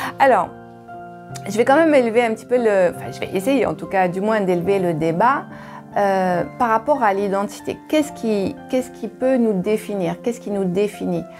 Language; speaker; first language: French; non-native, local second language; Arabic